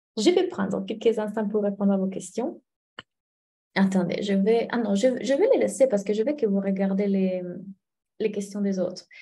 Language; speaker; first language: French; non-native, fluent; Italian